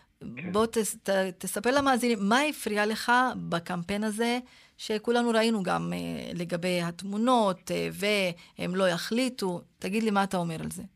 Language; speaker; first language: Hebrew; non-native, local second language; Arabic